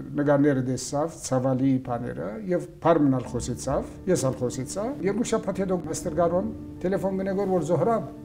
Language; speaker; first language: Armenian; early bilingual, heritage; Armenian